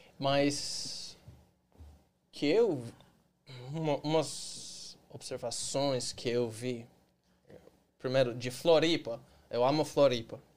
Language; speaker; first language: Portuguese; non-native, fluent; English